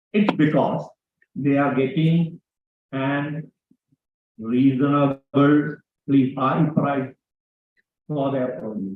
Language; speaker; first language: English; non-native, local second language; Malayalam